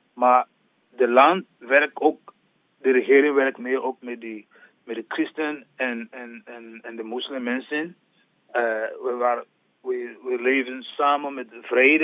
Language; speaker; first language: Dutch; non-native, learner; English